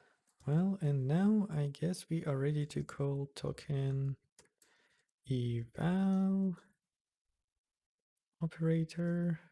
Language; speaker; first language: English; non-native, fluent; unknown